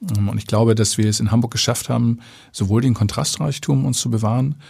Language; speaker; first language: German; native; German